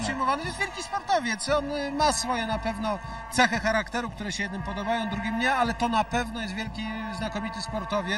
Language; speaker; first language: Polish; native; Polish